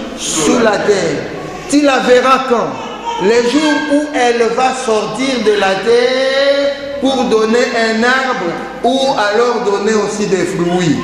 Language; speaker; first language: French; non-native, local second language; Lingala